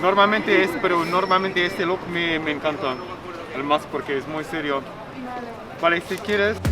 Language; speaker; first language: Spanish; non-native, fluent; English